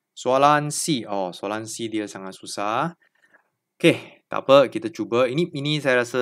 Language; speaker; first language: Malay; non-native, local second language; Chinese